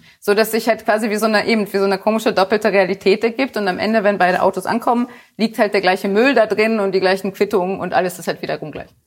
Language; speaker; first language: German; early bilingual, other home language; Polish